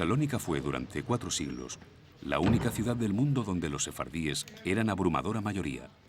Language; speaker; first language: Spanish; native; Spanish